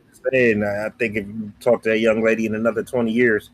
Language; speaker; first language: English; native; English